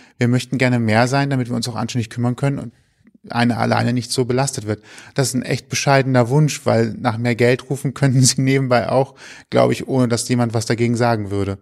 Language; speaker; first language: German; native; German